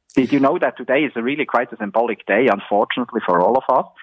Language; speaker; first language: English; non-native, fluent; German